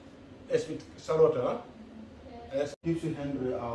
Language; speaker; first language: German; non-native, learner; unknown